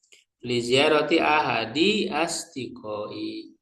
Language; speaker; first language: Arabic; non-native, fluent; Indonesian